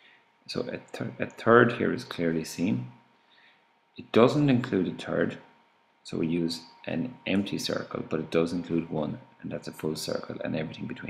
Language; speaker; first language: English; native; English